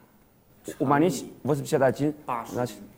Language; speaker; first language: Russian; non-native, learner; Chinese